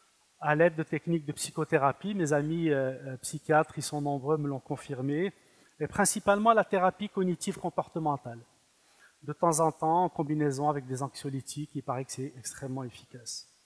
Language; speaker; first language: French; non-native, fluent; Arabic